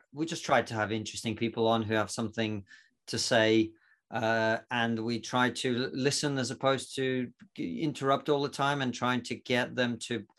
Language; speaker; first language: English; non-native, fluent; Russian